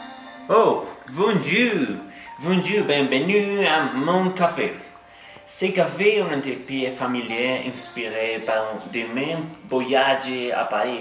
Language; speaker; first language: French; non-native, learner; Spanish